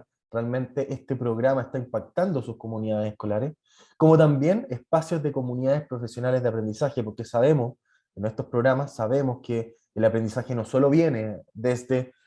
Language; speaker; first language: Spanish; native; Spanish